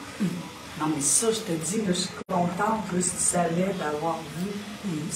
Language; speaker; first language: French; native; French